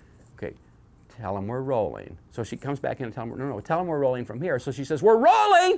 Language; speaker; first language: English; native; English